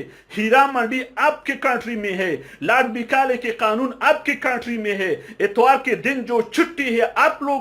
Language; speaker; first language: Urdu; non-native, fluent; Pashto